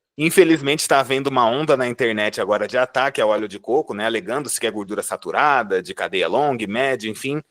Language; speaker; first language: Portuguese; native; Portuguese